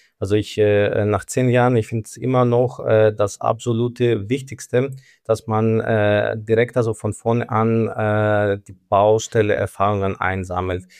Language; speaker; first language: German; non-native, fluent; Greek